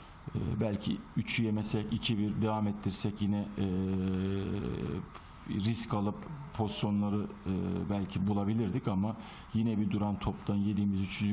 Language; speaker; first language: Turkish; native; Turkish